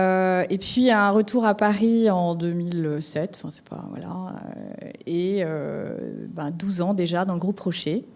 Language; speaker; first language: French; native; French